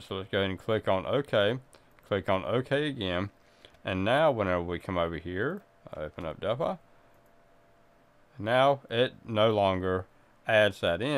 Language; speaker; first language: English; native; English